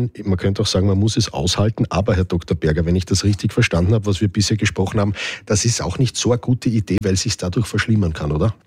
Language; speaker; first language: German; native; German